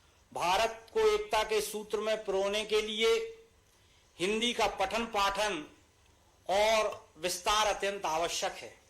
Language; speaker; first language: Hindi; native; Hindi